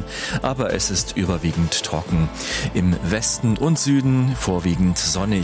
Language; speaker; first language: German; native; German